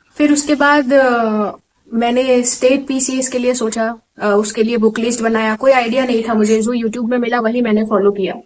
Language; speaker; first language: Hindi; non-native, local second language; Assamese